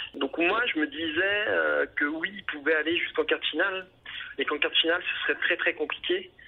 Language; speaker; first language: French; native; French